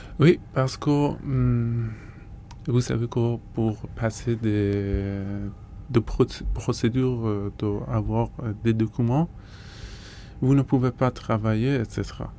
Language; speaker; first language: French; non-native, learner; Persian